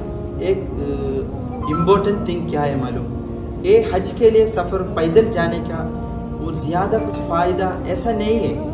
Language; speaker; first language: Hindi; non-native, local second language; Malayalam